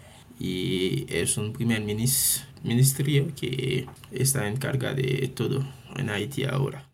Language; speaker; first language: Spanish; non-native, fluent; Haitian Creole